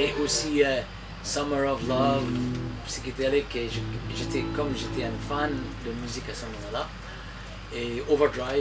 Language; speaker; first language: French; non-native, fluent; English